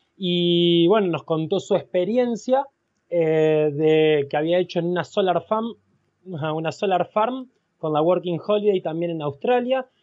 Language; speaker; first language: Spanish; native; Spanish